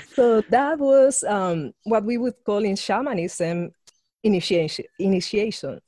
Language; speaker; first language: English; non-native, fluent; Spanish